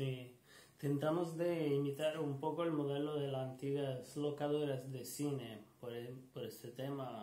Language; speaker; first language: Spanish; non-native, learner; Portuguese